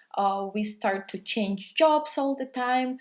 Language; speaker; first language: English; non-native, fluent; Russian